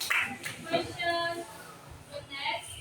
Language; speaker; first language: English; non-native, learner; Indonesian